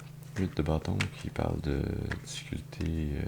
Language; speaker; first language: French; native; French